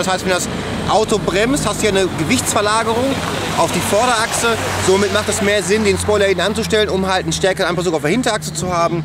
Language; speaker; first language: German; native; German